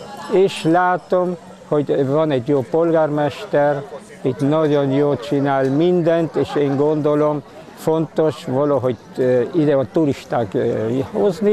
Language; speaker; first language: Hungarian; early bilingual, heritage; Hungarian